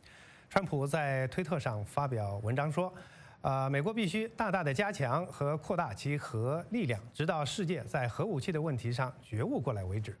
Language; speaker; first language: Chinese; native; Chinese